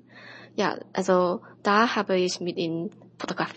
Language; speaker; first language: German; non-native, learner; Chinese